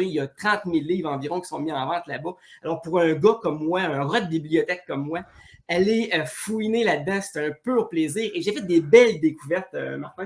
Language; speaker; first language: French; native; French